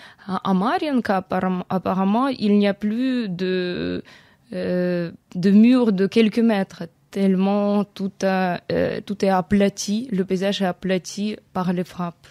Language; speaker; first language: French; non-native, fluent; Ukrainian